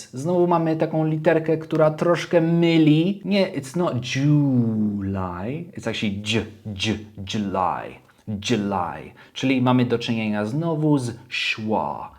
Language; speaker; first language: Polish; early bilingual, heritage; Polish